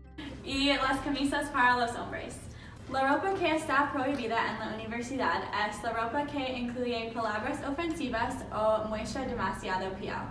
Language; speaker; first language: Spanish; non-native, learner; English